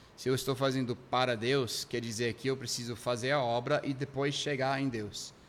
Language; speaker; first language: Portuguese; non-native, fluent; English